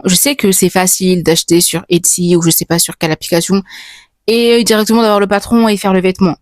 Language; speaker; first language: French; native; French